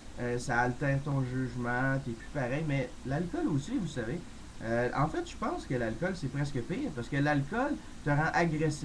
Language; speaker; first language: French; native; French